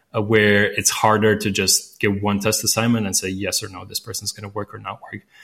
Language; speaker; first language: English; non-native, fluent; Latvian